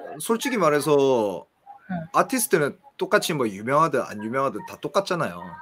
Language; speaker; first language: Korean; native; Korean